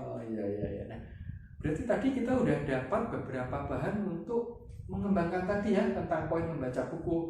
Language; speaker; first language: Indonesian; native; Indonesian